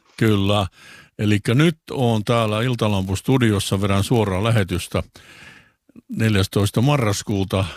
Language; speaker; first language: Finnish; native; Finnish